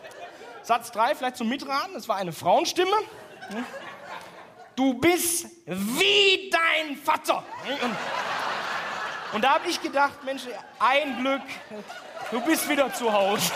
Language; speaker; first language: German; native; German